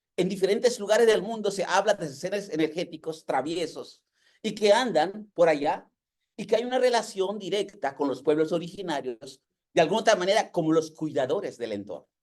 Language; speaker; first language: Spanish; non-native, local second language; Yucateco